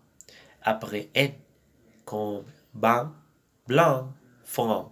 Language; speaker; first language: French; non-native, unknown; Spanish